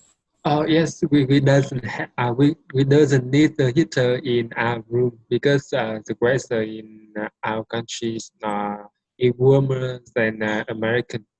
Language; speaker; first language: English; non-native, learner; Vietnamese